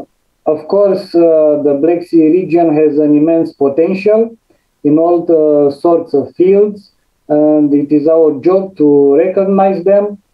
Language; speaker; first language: English; non-native, fluent; Romanian